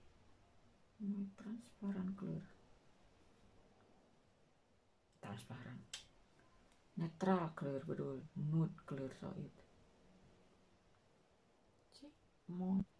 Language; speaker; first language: Dutch; non-native, learner; Indonesian